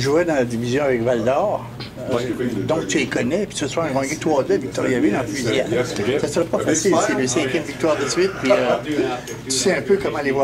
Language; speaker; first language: French; native; French